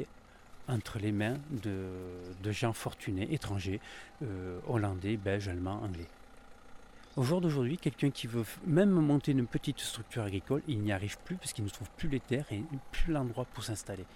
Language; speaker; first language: French; native; French